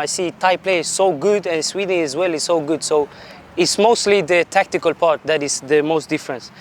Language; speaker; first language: English; non-native, fluent; Swedish